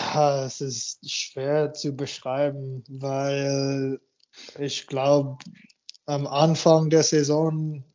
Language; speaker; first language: German; non-native, fluent; English